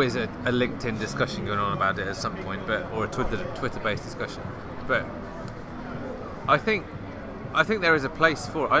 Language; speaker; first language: English; native; English